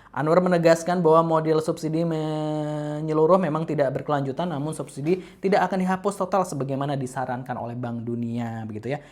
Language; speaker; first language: Indonesian; native; Indonesian